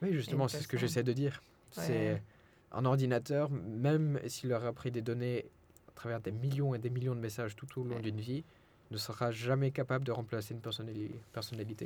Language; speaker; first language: French; non-native, fluent; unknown